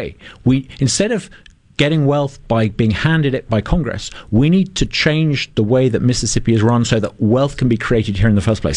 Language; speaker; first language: English; native; English